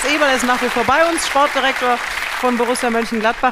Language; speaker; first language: German; native; German